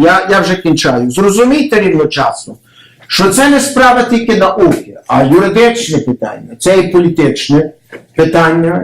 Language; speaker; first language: Ukrainian; early bilingual, heritage; Ukrainian